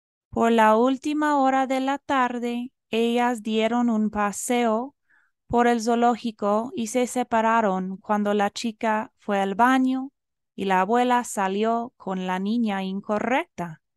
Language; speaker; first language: Spanish; non-native, fluent; English